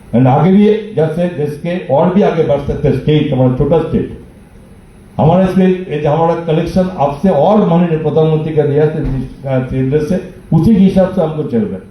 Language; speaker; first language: Hindi; non-native, local second language; Bangla